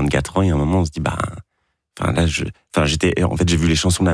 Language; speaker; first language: French; native; French